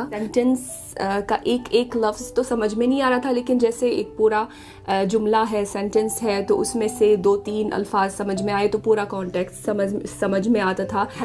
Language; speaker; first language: Hindi; non-native, fluent; Arabic